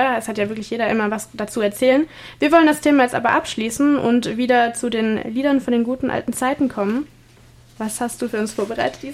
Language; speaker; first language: German; native; German